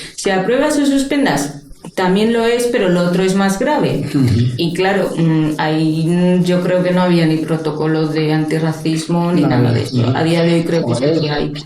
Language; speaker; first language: Spanish; early bilingual, other home language; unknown